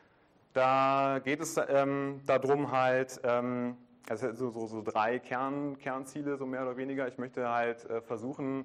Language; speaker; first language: German; native; German